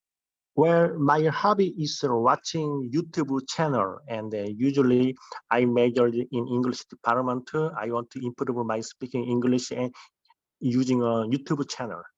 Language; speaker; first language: English; non-native, learner; Korean